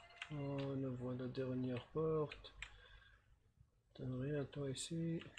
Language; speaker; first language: French; non-native, learner; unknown